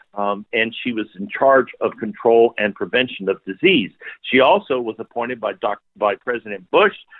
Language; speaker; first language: English; native; English